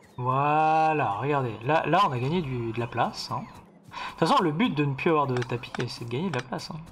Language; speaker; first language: French; native; French